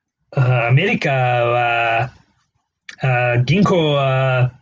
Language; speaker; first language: Japanese; non-native, learner; English